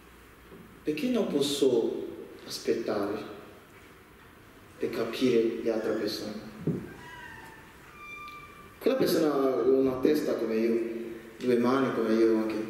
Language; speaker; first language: Italian; non-native, learner; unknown